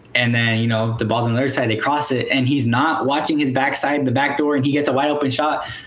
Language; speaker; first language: English; native; English